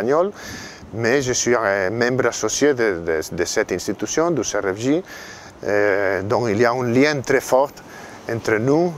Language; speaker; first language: French; non-native, fluent; Catalan